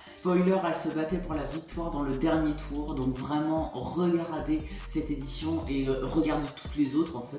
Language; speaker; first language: French; native; French